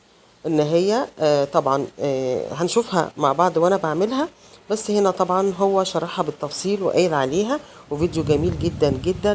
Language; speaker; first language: Arabic; native; Arabic